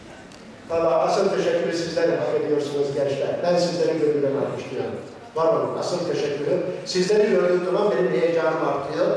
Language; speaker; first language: Turkish; native; Turkish